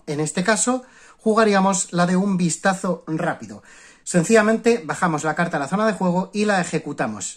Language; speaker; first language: Spanish; native; Spanish